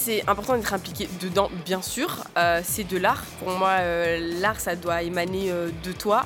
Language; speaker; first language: French; native; French